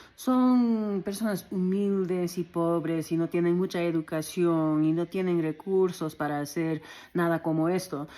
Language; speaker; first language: Spanish; early bilingual, other home language; English